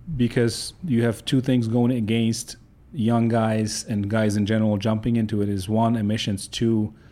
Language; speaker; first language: English; non-native, fluent; Polish